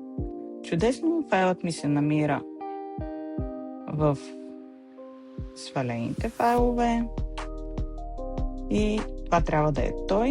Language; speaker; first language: Bulgarian; native; Bulgarian